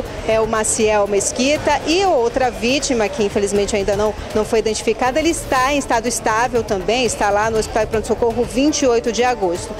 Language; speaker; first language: Portuguese; native; Portuguese